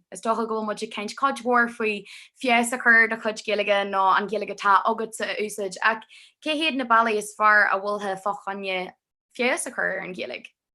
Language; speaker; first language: Irish; non-native, local second language; English